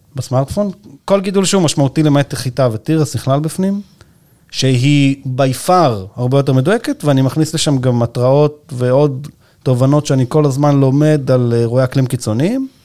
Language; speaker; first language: Hebrew; native; Hebrew